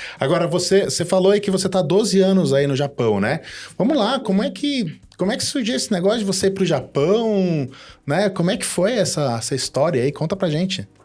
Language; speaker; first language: Portuguese; native; Portuguese